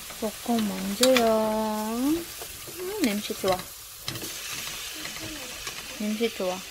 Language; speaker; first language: Korean; non-native, learner; Filipino